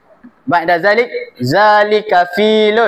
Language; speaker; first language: Arabic; non-native, learner; Malay